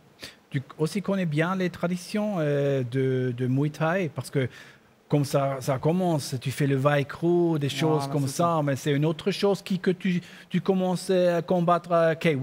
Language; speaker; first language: French; non-native, learner; German